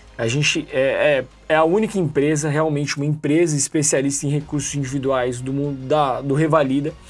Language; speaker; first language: Portuguese; native; Portuguese